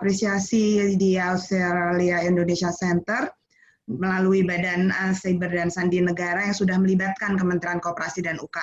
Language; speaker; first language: Indonesian; native; Indonesian